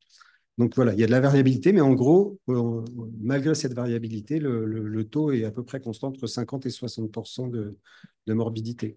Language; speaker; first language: French; native; French